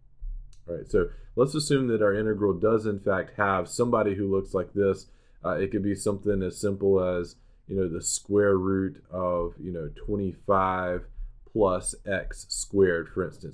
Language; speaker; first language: English; native; English